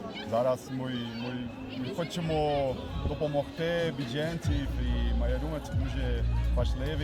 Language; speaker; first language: Ukrainian; non-native, learner; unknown